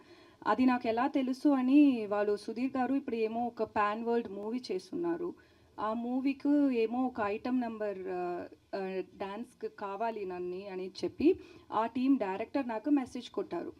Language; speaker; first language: Telugu; non-native, learner; Tamil